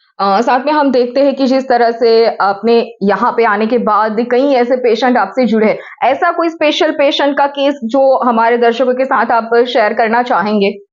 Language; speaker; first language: Hindi; non-native, local second language; Gujarati